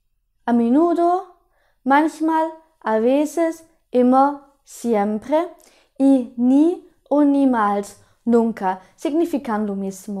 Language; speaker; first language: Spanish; non-native, fluent; German